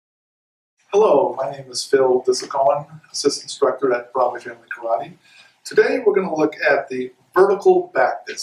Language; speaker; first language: English; native; English